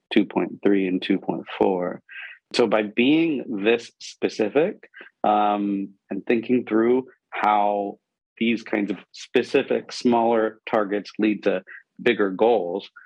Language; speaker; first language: English; non-native, local second language; Urdu